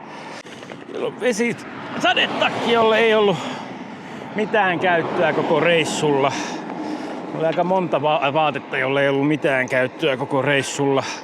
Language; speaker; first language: Finnish; native; Finnish